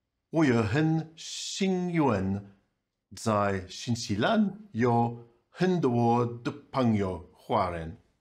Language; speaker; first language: Chinese; non-native, learner; English